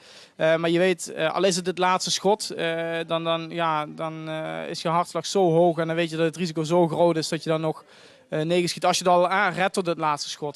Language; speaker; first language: Dutch; native; Dutch